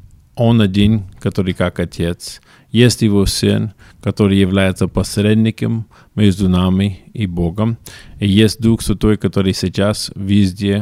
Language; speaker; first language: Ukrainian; non-native, learner; English